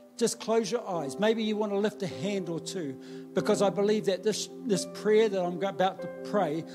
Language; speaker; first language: English; native; English